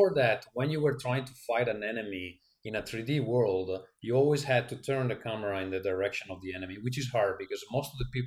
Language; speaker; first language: English; non-native, fluent; Italian